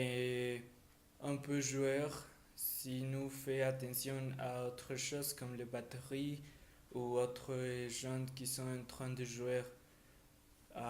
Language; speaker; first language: French; non-native, learner; Spanish